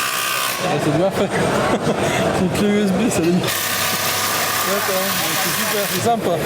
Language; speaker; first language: French; native; French